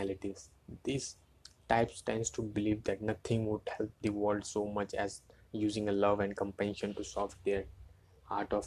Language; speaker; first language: English; non-native, local second language; Hindi